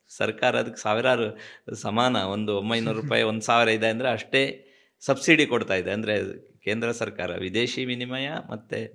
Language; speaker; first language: Kannada; non-native, local second language; Tulu